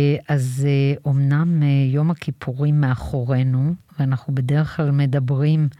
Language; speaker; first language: Hebrew; native; Hebrew